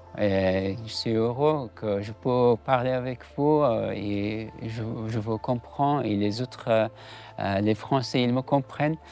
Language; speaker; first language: French; non-native, fluent; Persian